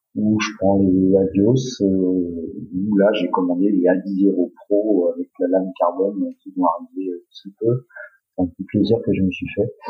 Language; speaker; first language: French; native; French